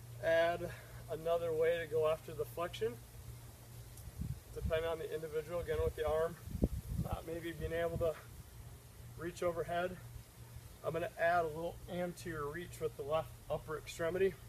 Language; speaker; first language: English; native; English